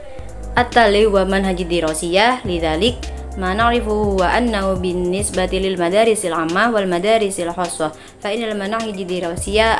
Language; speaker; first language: Arabic; non-native, learner; Indonesian